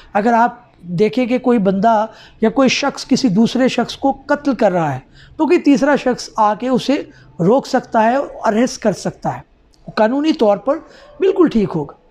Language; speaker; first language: Urdu; non-native, local second language; Punjabi